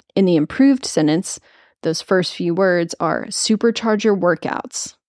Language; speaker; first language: English; native; English